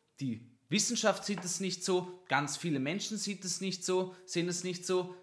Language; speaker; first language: German; native; German